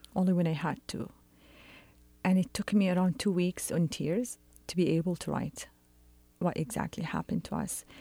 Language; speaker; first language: English; non-native, fluent; Arabic